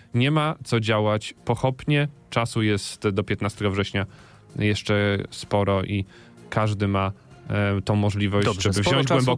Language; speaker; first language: Polish; native; Polish